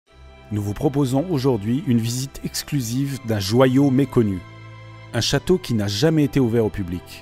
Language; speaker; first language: French; native; French